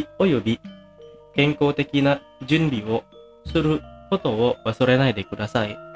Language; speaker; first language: Japanese; non-native, fluent; Indonesian